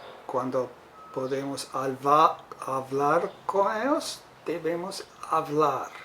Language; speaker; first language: Spanish; non-native, fluent; English